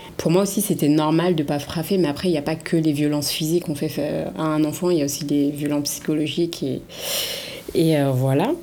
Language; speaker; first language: French; early bilingual, other home language; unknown